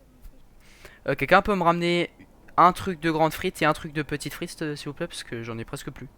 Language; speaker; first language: French; native; French